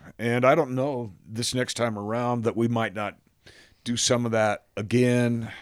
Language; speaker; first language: English; native; English